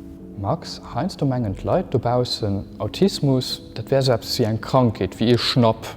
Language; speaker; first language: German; non-native, local second language; Luxembourgish